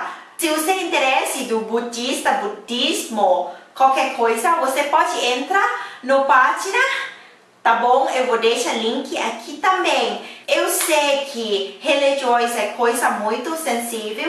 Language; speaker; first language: Portuguese; non-native, fluent; Thai